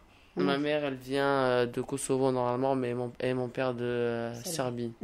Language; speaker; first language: French; early bilingual, other home language; Albanian